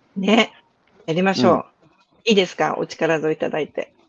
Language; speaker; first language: Japanese; native; Japanese